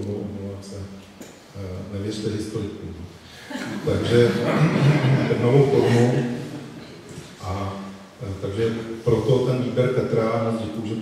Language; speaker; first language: Czech; native; Czech